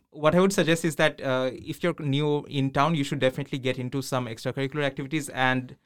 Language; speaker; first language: English; non-native, local second language; Bangla